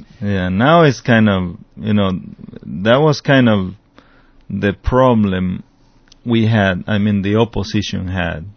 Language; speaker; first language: English; non-native, fluent; Spanish